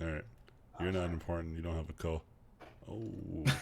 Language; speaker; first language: English; native; English